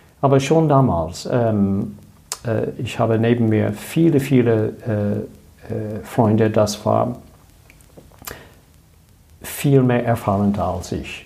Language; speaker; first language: German; non-native, learner; English